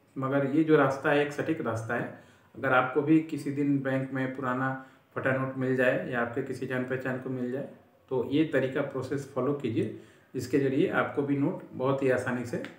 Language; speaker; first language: Hindi; native; Hindi